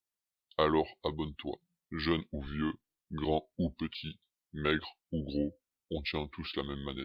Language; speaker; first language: French; native; French